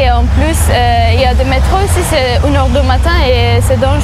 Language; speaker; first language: French; non-native, learner; Persian